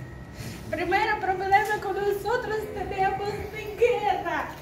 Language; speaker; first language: Spanish; non-native, learner; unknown